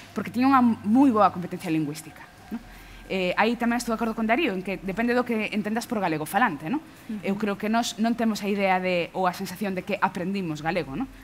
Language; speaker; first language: Galician; non-native, local second language; Spanish